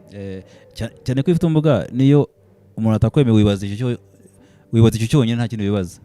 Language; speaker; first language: Kinyarwanda; early bilingual, heritage; Kinyarwanda